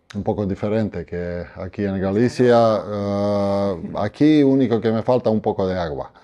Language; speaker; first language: Spanish; non-native, fluent; Croatian